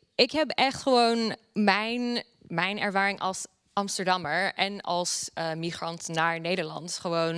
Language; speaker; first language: Dutch; non-native, fluent; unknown